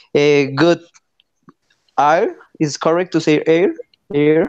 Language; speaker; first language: English; non-native, learner; Spanish